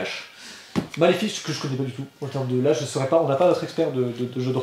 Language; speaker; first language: French; native; French